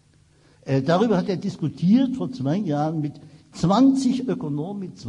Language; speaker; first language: German; native; German